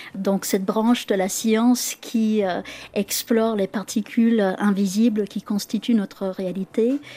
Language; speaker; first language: French; non-native, fluent; English